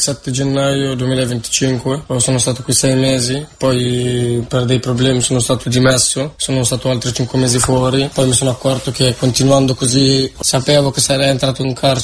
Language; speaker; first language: Italian; native; Italian